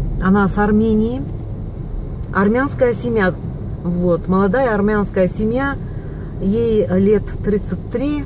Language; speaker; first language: Russian; native; Russian